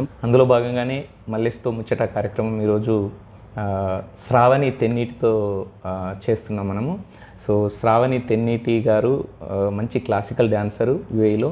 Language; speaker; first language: Telugu; native; Telugu